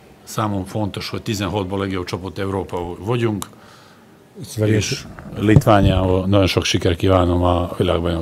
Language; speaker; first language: Hungarian; non-native, learner; Serbian